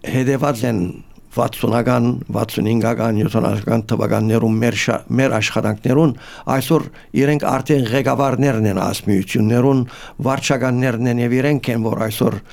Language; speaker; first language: Armenian; native; Armenian